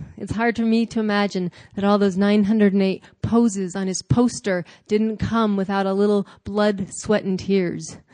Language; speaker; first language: English; native; English